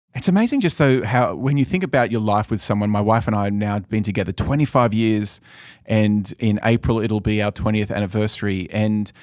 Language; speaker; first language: English; native; English